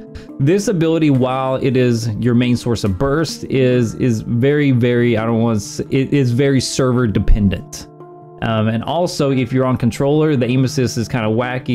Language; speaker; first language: English; native; English